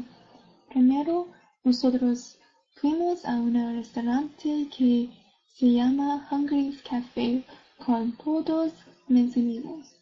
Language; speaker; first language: Spanish; non-native, learner; English